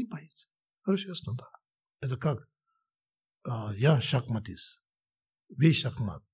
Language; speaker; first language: Russian; non-native, learner; Tibetan